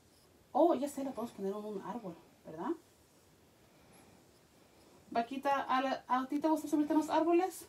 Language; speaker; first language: Spanish; early bilingual, heritage; Spanish